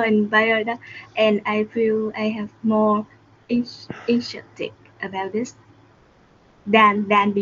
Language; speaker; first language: English; non-native, learner; Vietnamese